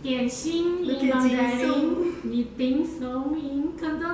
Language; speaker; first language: Portuguese; non-native, learner; Chinese